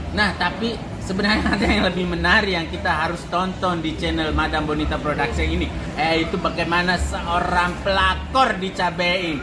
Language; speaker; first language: Indonesian; native; Indonesian